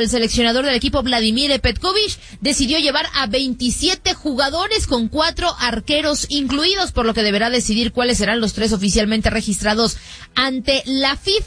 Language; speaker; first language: Spanish; native; Spanish